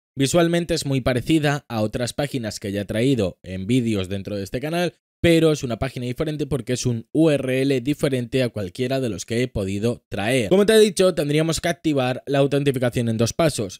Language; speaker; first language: Spanish; native; Spanish